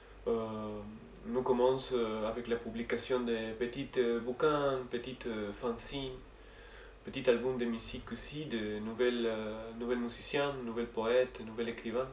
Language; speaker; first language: French; non-native, learner; Spanish